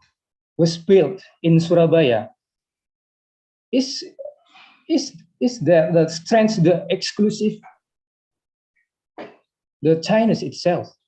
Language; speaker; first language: English; non-native, learner; Indonesian